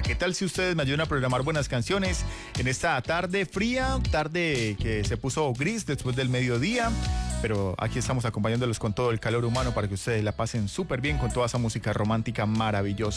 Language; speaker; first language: Spanish; native; Spanish